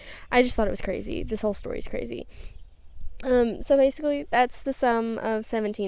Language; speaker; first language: English; native; English